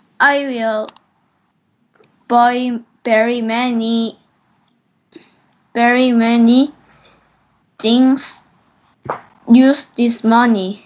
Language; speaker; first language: English; non-native, learner; Korean